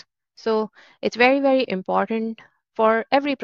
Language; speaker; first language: English; non-native, local second language; Hindi